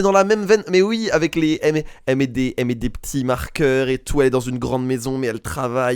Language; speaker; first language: French; native; French